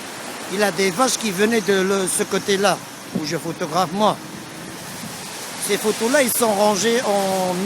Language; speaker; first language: French; non-native, local second language; Arabic